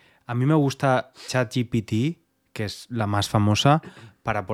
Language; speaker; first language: Spanish; native; Spanish